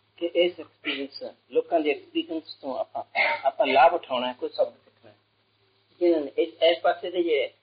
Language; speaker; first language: Punjabi; early bilingual, heritage; Punjabi